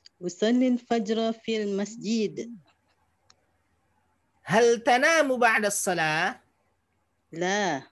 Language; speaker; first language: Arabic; non-native, fluent; Indonesian